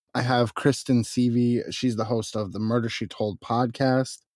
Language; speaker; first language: English; native; English